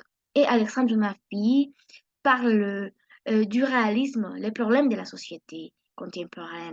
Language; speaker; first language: French; non-native, learner; Spanish